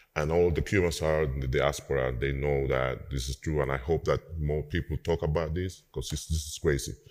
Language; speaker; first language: English; non-native, fluent; Spanish